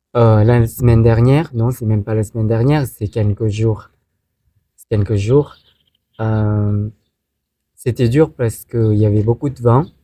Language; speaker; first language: French; non-native, fluent; Thai